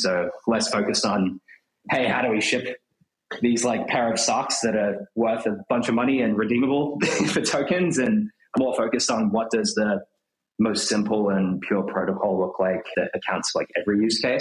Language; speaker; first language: English; native; English